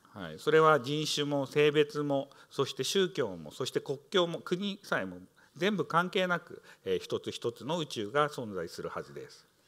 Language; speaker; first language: Japanese; native; Japanese